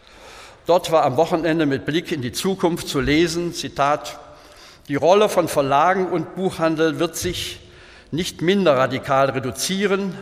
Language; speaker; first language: German; native; German